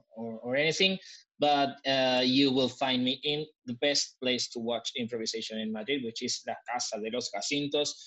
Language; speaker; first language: English; non-native, fluent; Spanish